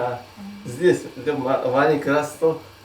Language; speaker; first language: Russian; non-native, local second language; Kazakh